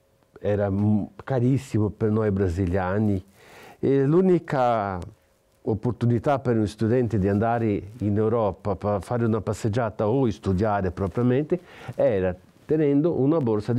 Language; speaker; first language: Italian; non-native, fluent; Portuguese